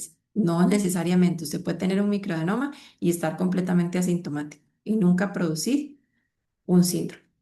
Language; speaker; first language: Spanish; native; Spanish